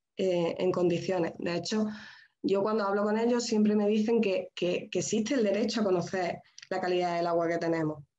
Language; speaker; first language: Spanish; native; Spanish